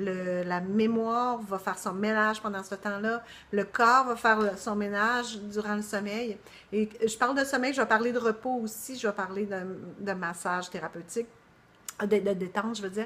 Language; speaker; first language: French; native; French